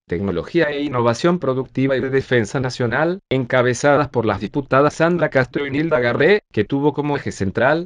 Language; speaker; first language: Spanish; native; Spanish